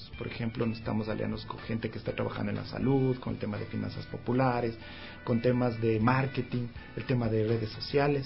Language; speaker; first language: Spanish; native; Spanish